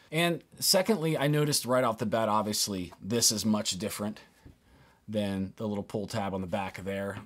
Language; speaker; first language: English; native; English